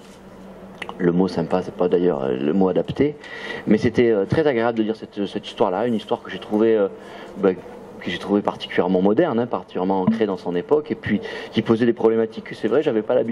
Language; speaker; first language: French; native; French